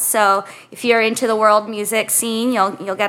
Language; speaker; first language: English; native; English